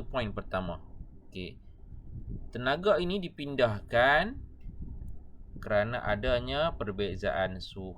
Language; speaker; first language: Malay; native; Malay